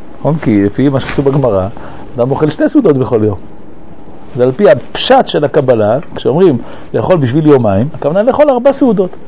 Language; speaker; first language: Hebrew; early bilingual, other home language; French